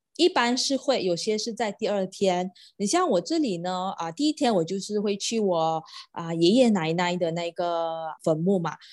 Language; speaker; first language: Chinese; non-native, local second language; Malay